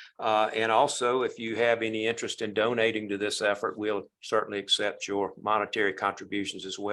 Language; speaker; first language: English; native; English